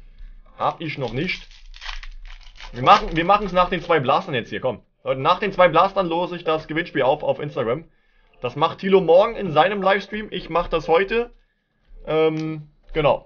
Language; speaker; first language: German; native; German